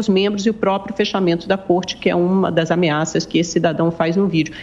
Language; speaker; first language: Portuguese; native; Portuguese